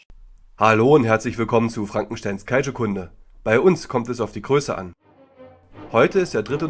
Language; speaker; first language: German; native; German